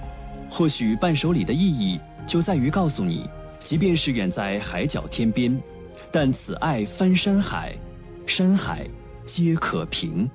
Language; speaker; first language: Chinese; native; Chinese